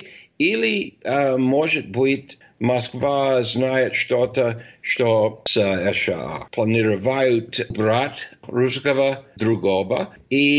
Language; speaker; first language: Russian; non-native, fluent; English